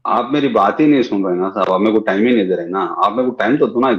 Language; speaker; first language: Hindi; non-native, local second language; Urdu